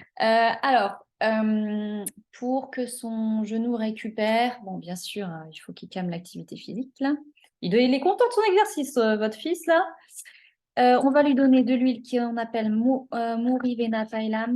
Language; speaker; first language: French; native; French